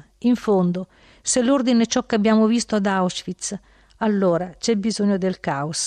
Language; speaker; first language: Italian; native; Italian